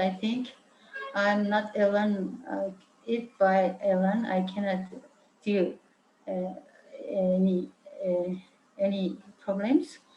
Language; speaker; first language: English; non-native, learner; Mongolian